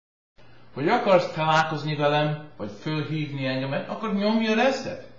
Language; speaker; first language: Hungarian; early bilingual, heritage; Hungarian